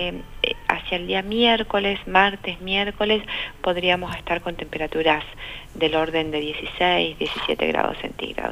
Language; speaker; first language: Spanish; native; Spanish